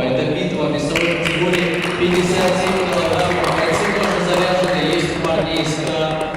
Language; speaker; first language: Russian; native; Russian